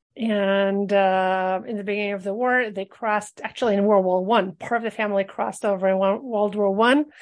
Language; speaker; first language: English; early bilingual, other home language; Russian